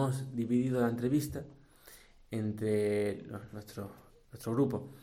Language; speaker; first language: Spanish; native; Spanish